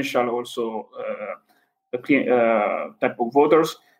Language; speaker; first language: English; non-native, fluent; Italian